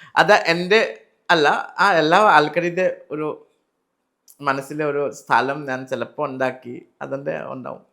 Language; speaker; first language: Malayalam; non-native, learner; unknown